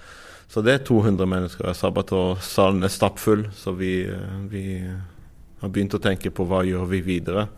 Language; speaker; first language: Norwegian; non-native, fluent; Arabic